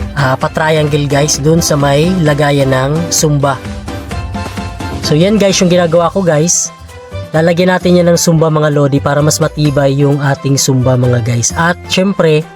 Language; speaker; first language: Filipino; non-native, local second language; Bikol